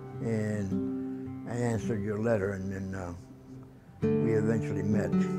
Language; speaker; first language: English; early bilingual, other home language; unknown